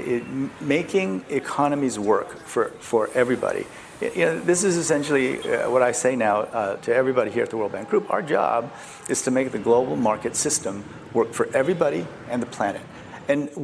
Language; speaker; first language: English; early bilingual, other home language; Korean